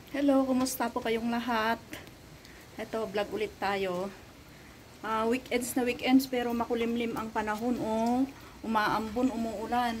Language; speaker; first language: Filipino; non-native, local second language; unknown